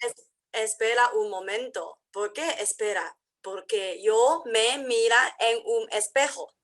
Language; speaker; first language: Spanish; non-native, learner; English